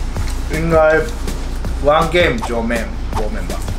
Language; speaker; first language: Chinese; non-native, learner; Japanese